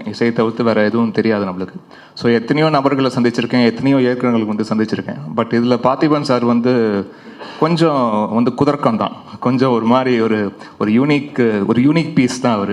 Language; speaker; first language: Tamil; native; Tamil